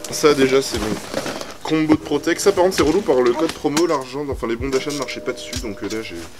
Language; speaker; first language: French; native; French